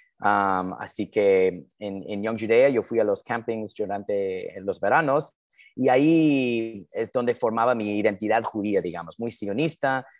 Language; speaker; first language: Spanish; non-native, fluent; English